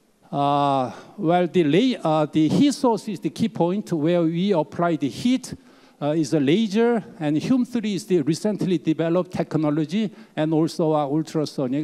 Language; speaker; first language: English; non-native, fluent; Korean